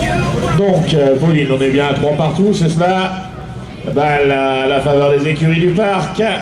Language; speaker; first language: French; native; French